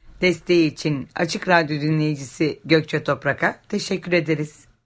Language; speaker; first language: Turkish; native; Turkish